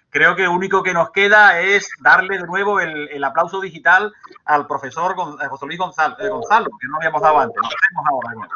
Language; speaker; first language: Spanish; native; Spanish